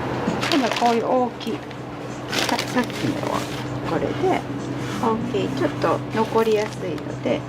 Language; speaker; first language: Japanese; native; Japanese